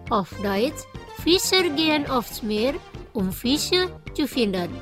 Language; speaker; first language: German; non-native, fluent; Indonesian